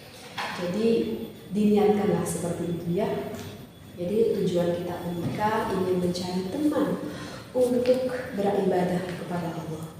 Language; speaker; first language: Indonesian; native; Indonesian